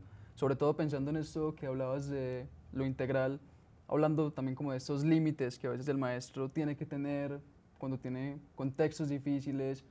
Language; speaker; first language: Spanish; native; Spanish